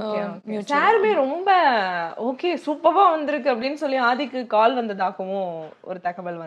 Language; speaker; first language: Tamil; native; Tamil